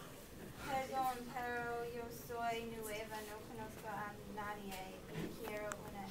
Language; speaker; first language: Spanish; non-native, learner; English